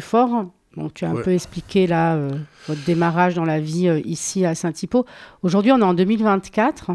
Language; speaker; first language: French; native; French